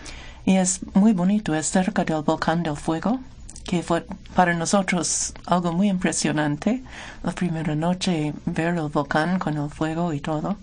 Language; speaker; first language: Spanish; non-native, fluent; English